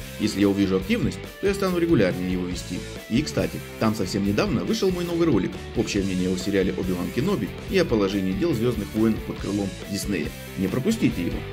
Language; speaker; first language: Russian; native; Russian